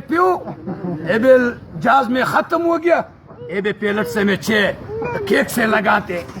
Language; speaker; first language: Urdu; non-native, local second language; Pashto